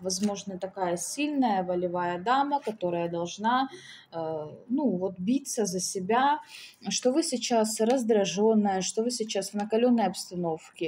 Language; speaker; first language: Russian; native; Russian